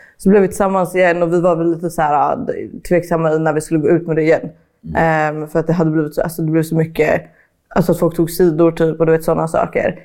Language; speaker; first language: Swedish; native; Swedish